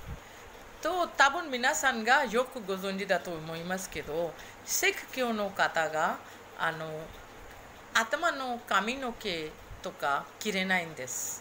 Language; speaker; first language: Japanese; non-native, fluent; Hindi